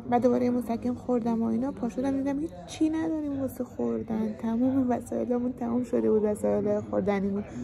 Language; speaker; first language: Persian; native; Persian